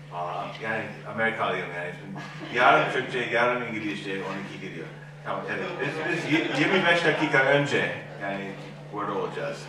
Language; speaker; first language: Turkish; non-native, learner; English